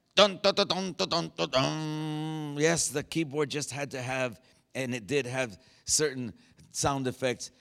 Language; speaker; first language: English; native; English